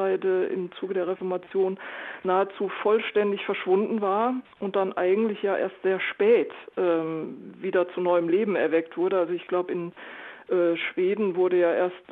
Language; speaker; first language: German; native; German